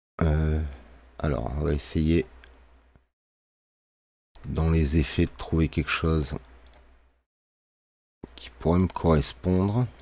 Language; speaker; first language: French; native; French